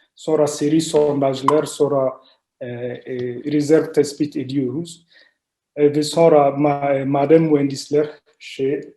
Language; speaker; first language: Turkish; non-native, learner; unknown